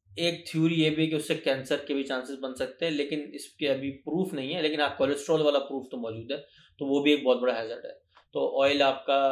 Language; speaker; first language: Urdu; native; Urdu